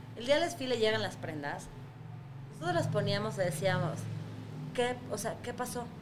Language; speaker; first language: Spanish; early bilingual, other home language; Russian